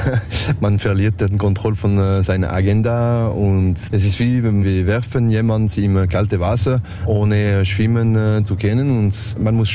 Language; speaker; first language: German; non-native, learner; French